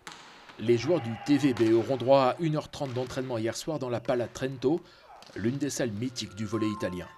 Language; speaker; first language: French; native; French